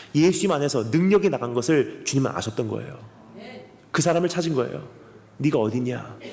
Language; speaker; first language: Korean; early bilingual, heritage; Korean